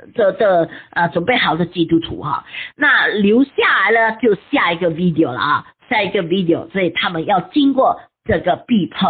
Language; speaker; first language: Chinese; native; Chinese